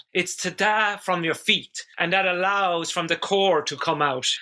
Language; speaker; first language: English; native; English